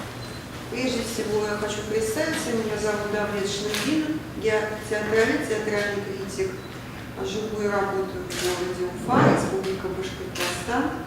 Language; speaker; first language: Russian; native; Russian